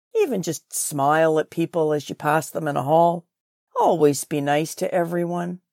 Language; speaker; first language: English; native; English